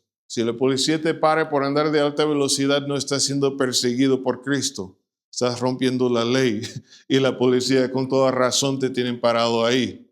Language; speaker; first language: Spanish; non-native, fluent; English